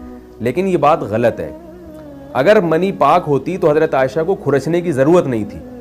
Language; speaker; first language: Urdu; native; Urdu